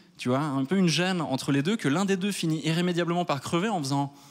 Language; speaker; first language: French; native; French